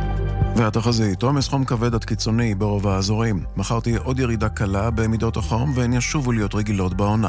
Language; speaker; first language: Hebrew; native; Hebrew